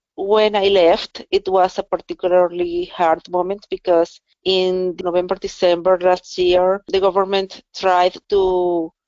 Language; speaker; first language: English; non-native, fluent; Spanish